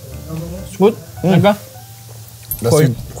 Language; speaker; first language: German; non-native, learner; Spanish